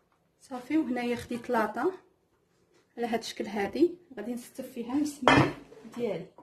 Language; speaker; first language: Arabic; native; Arabic